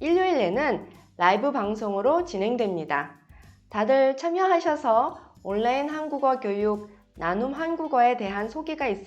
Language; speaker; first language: Korean; early bilingual, heritage; Korean